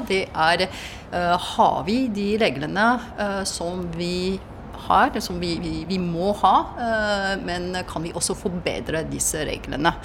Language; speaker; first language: Norwegian; non-native, fluent; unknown